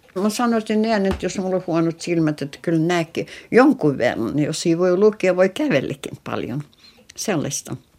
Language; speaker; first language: Finnish; non-native, local second language; Russian